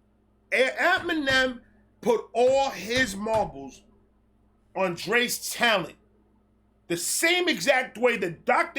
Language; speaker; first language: English; native; English